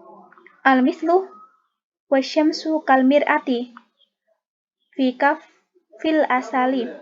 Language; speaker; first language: Arabic; non-native, learner; Indonesian